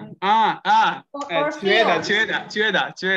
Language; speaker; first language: Chinese; non-native, learner; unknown